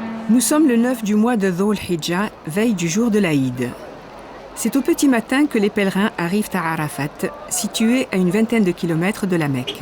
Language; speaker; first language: French; native; French